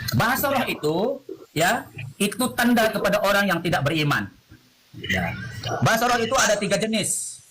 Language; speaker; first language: Indonesian; non-native, local second language; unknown